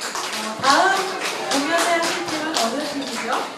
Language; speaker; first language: Korean; native; Korean